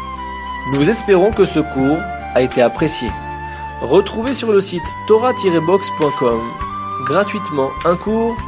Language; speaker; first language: French; native; French